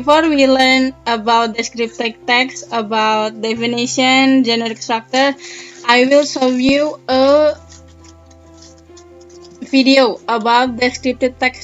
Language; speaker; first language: English; non-native, learner; Indonesian